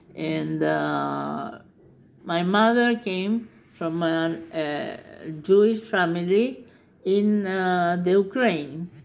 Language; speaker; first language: English; non-native, fluent; Spanish